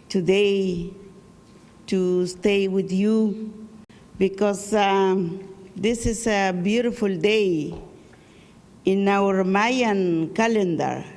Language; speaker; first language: English; non-native, learner; Kʼicheʼ